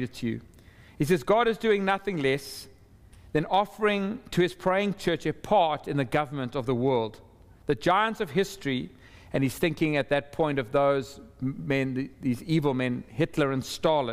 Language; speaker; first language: English; native; English